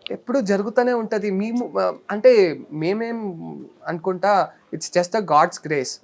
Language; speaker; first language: Telugu; non-native, learner; Kannada